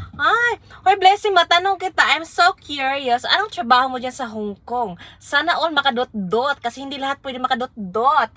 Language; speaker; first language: Filipino; non-native, local second language; Waray